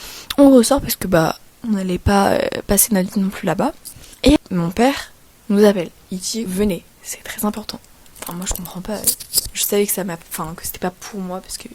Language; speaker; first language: French; native; French